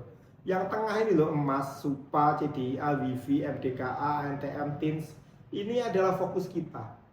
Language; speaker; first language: Indonesian; native; Indonesian